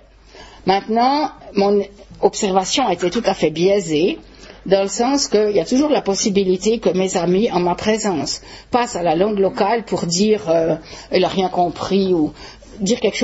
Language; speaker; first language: French; native; French